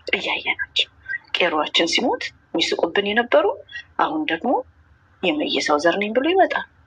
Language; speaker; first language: Amharic; non-native, local second language; Oromo